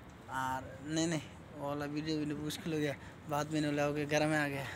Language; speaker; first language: Hindi; non-native, learner; Bangla